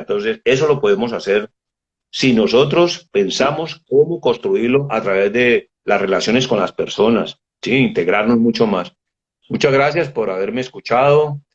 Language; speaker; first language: Spanish; native; Spanish